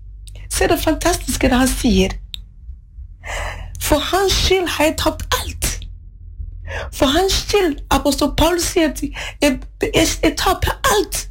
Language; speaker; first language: Norwegian; non-native, learner; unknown